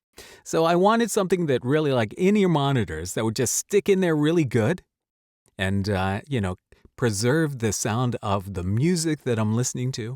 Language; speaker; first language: English; native; English